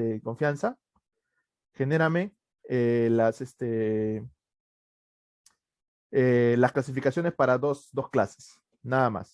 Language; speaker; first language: Spanish; native; Spanish